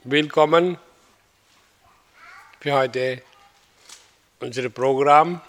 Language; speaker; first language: German; non-native, fluent; Hindi